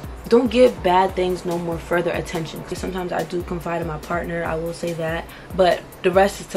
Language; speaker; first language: English; native; English